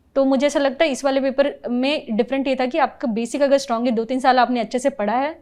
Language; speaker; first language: Hindi; non-native, local second language; Marathi